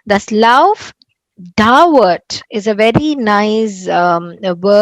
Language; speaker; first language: German; non-native, fluent; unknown